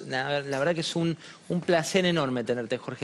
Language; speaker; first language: Spanish; native; Spanish